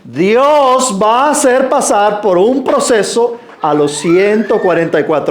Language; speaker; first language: Spanish; native; Spanish